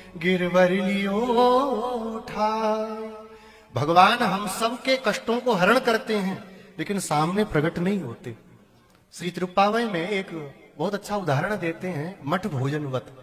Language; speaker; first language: Hindi; native; Hindi